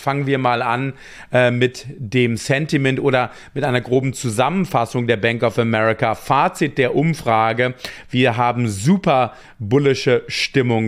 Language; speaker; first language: German; native; German